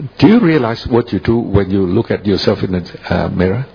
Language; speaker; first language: English; non-native, fluent; Indonesian